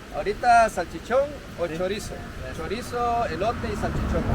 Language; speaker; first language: Spanish; native; Spanish